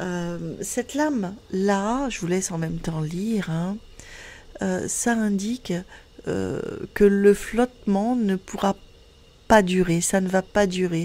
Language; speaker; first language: French; native; French